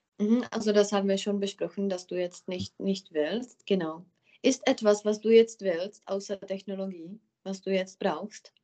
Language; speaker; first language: German; non-native, fluent; Czech